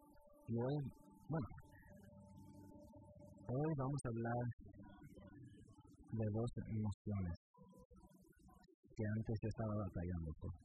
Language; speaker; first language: Spanish; early bilingual, heritage; English